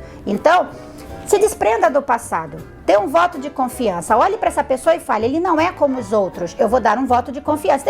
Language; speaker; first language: Portuguese; native; Portuguese